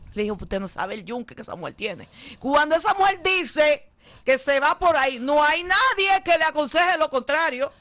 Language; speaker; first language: Spanish; native; Spanish